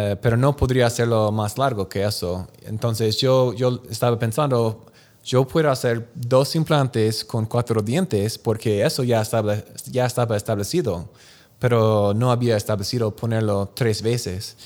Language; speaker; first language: Spanish; non-native, learner; English